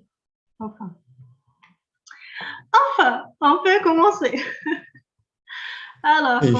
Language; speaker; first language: French; non-native, learner; Portuguese